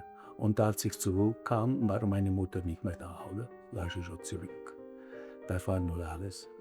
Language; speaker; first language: German; early bilingual, other home language; Italian